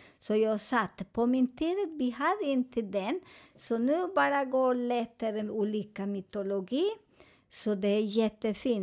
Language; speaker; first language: Swedish; non-native, fluent; Spanish